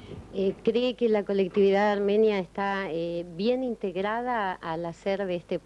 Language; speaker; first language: Spanish; native; Spanish